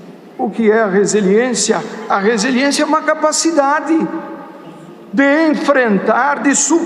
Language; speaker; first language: Portuguese; native; Portuguese